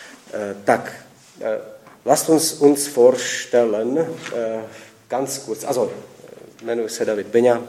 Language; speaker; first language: German; non-native, fluent; Czech